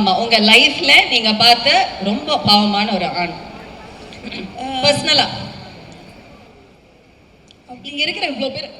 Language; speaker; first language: Tamil; native; Tamil